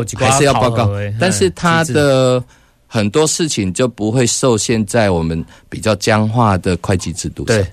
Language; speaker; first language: Chinese; native; Chinese